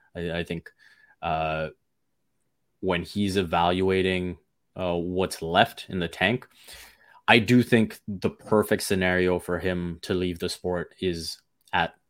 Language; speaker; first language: English; early bilingual, other home language; Hindi